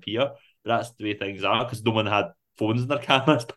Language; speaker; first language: English; native; English